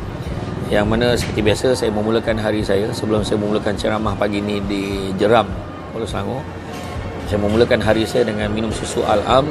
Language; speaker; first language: Malay; native; Malay